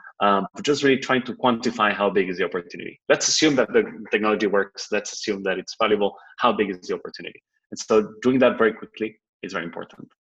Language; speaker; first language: English; non-native, fluent; Spanish